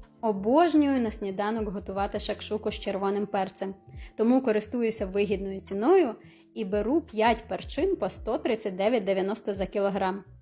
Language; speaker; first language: Ukrainian; native; Ukrainian